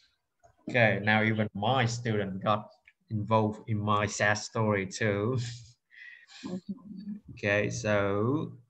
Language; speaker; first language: English; non-native, fluent; Vietnamese